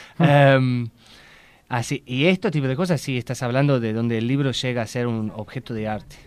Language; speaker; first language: Spanish; non-native, fluent; English